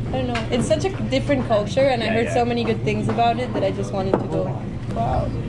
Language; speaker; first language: English; non-native, fluent; Slovak